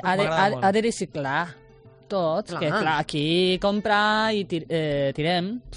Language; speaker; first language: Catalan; non-native, learner; Japanese